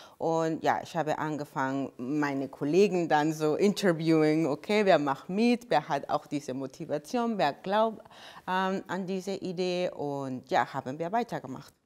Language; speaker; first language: German; non-native, fluent; Spanish